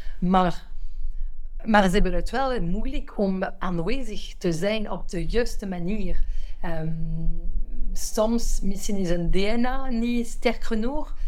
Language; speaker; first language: Dutch; non-native, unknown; French